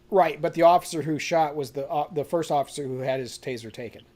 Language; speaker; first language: English; native; English